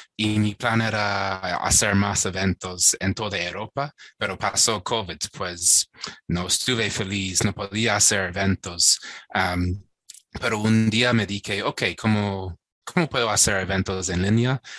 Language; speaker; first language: Spanish; non-native, fluent; English